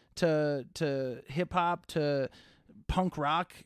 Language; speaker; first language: English; native; English